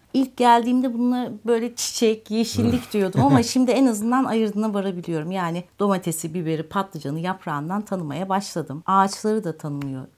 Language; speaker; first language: Turkish; native; Turkish